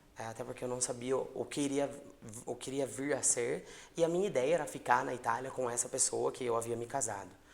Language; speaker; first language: Portuguese; native; Portuguese